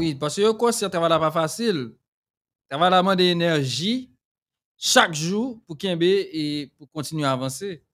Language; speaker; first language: French; non-native, local second language; Haitian Creole